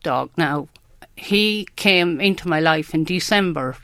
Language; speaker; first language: English; native; English